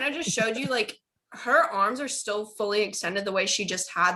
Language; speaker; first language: English; native; English